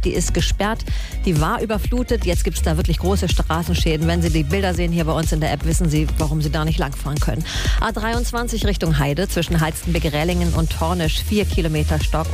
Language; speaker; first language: German; native; German